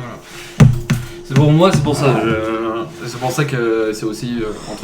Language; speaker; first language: French; native; French